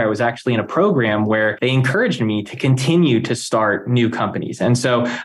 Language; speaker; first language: English; native; English